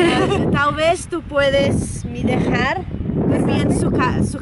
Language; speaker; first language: Spanish; non-native, learner; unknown